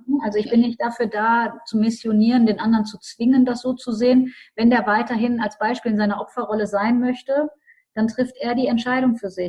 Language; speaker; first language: German; native; German